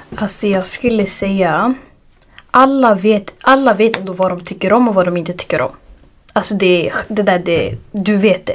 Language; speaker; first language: Swedish; early bilingual, other home language; Arabic